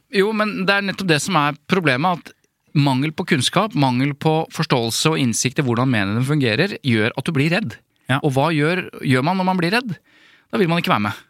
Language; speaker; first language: Norwegian; native; Norwegian